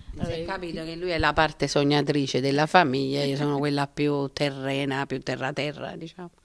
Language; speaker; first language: Italian; native; Italian